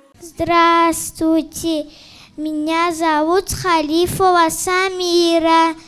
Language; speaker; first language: Russian; non-native, local second language; Tajik